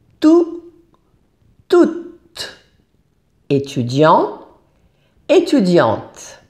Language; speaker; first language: French; non-native, fluent; Portuguese